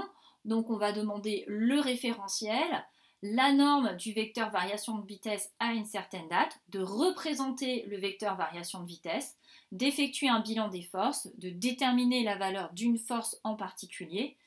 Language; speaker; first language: French; native; French